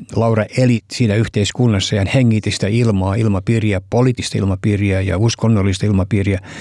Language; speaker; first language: Finnish; early bilingual, heritage; Finnish